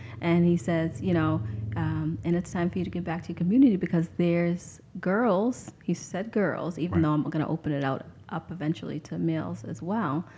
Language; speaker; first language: English; native; English